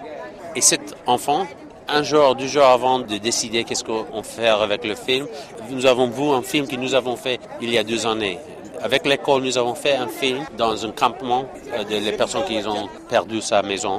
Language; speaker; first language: French; non-native, learner; English